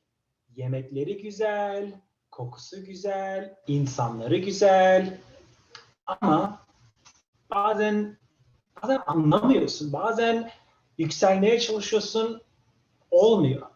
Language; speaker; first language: Turkish; non-native, fluent; English